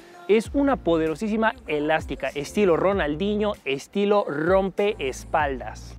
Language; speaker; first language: Spanish; native; Spanish